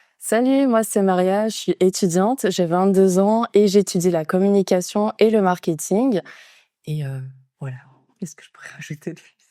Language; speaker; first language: French; early bilingual, other home language; Portuguese